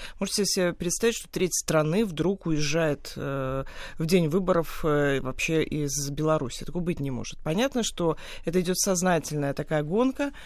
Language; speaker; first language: Russian; native; Russian